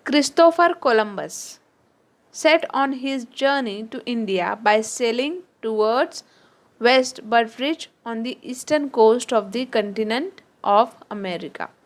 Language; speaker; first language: English; non-native, local second language; Marathi